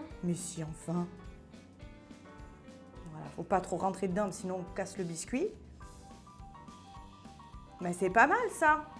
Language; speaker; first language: French; native; French